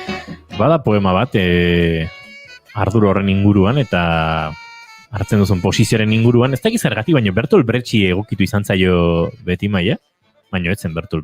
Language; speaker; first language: Basque; native; Basque